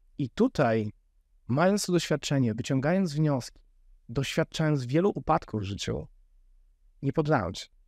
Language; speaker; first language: Polish; native; Polish